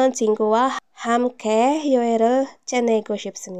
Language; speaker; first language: Korean; non-native, fluent; Filipino